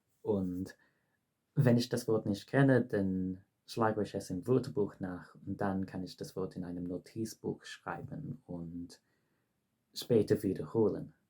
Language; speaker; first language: German; non-native, fluent; English